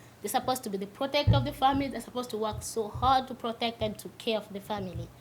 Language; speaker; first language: English; non-native, local second language; Swahili